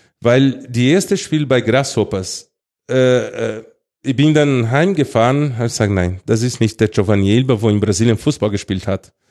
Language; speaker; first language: German; non-native, fluent; Portuguese